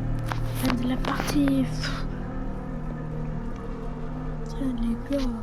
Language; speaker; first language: French; native; French